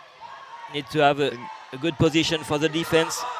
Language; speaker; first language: English; non-native, learner; French